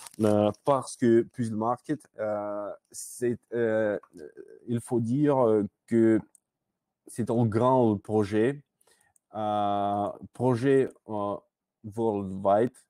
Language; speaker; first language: French; non-native, learner; Russian